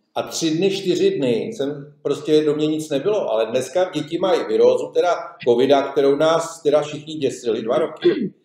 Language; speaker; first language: Czech; native; Czech